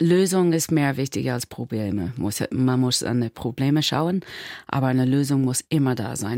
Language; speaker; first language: German; non-native, learner; English